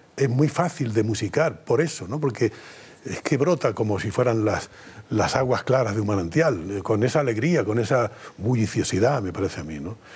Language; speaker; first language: Spanish; native; Spanish